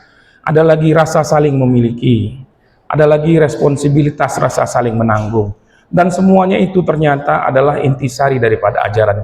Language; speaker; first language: Indonesian; native; Indonesian